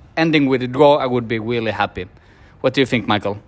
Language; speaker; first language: English; non-native, fluent; Swedish